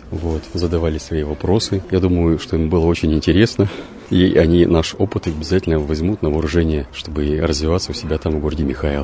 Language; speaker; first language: Russian; native; Russian